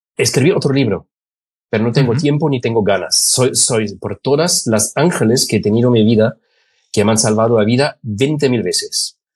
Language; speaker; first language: Spanish; non-native, fluent; German